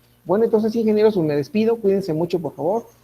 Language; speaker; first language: Spanish; native; Spanish